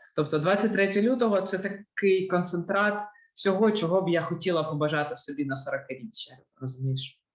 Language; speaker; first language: Ukrainian; non-native, local second language; Russian